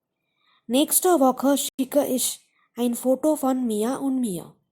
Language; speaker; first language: German; non-native, fluent; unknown